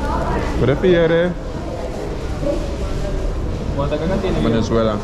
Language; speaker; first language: Spanish; non-native, learner; English